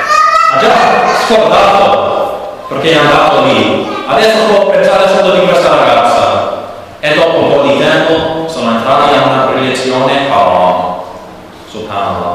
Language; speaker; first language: Italian; non-native, learner; English